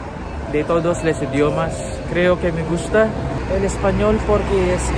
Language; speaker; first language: Spanish; non-native, learner; Filipino